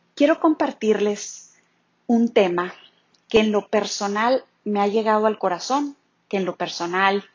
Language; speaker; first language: Spanish; native; Spanish